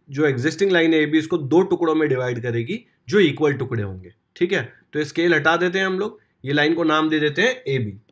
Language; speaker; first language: Hindi; non-native, local second language; Marathi